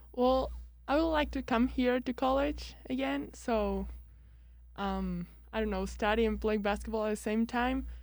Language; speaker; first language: English; non-native, fluent; Spanish